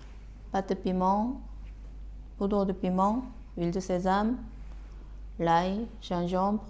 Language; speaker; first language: French; non-native, fluent; Korean